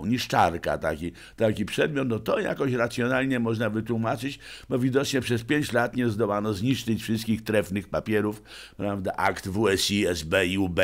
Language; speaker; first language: Polish; native; Polish